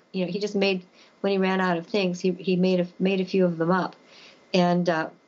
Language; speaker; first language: English; native; English